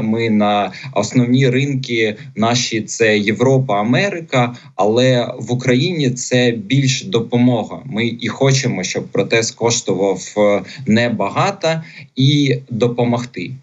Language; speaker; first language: Ukrainian; non-native, local second language; Russian